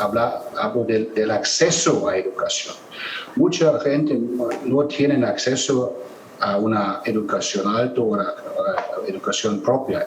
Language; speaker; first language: Spanish; non-native, fluent; German